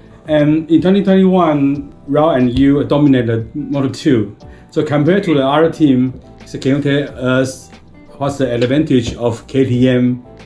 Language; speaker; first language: English; non-native, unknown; Chinese